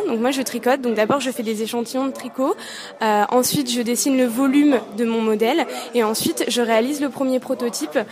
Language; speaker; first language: French; native; French